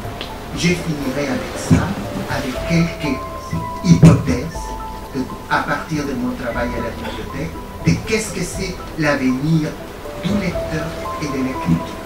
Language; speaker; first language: French; non-native, fluent; Spanish